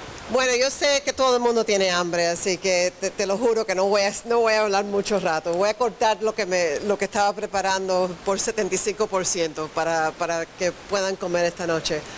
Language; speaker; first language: Spanish; early bilingual, heritage; Spanish